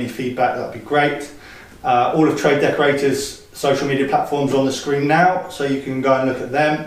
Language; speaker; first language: English; native; English